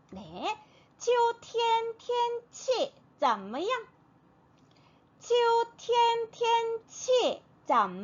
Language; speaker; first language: Chinese; non-native, fluent; Korean